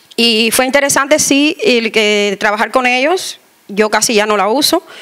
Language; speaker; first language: Spanish; native; Spanish